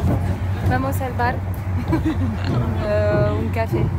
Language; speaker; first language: Spanish; non-native, learner; French